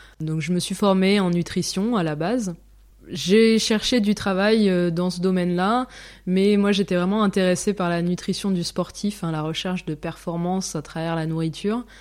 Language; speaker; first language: French; native; French